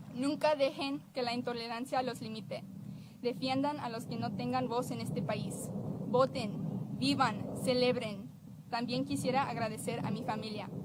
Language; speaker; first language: Spanish; early bilingual, other home language; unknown